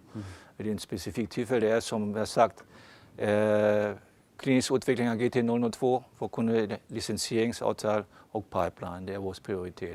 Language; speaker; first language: Swedish; non-native, fluent; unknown